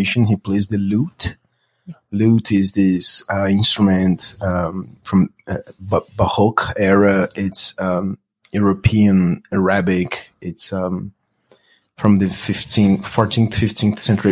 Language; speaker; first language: English; non-native, fluent; Portuguese